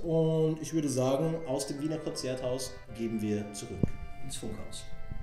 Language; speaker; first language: German; native; German